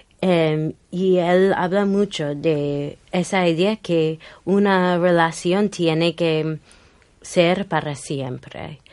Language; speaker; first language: Spanish; non-native, fluent; English